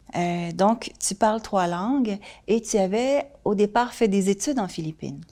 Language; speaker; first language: French; native; French